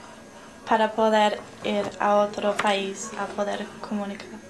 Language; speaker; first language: Spanish; non-native, learner; English